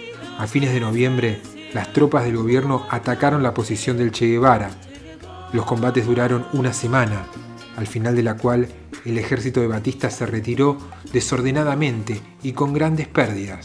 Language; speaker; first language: Spanish; native; Spanish